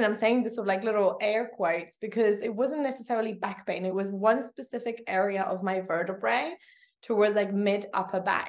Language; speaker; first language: English; native; English